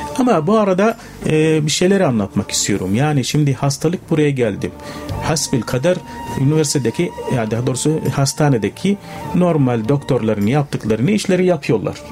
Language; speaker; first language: Turkish; non-native, fluent; Arabic